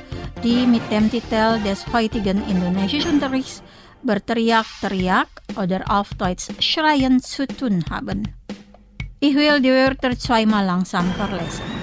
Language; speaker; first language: German; non-native, fluent; Indonesian